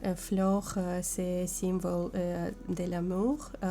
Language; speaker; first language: French; non-native, learner; Ukrainian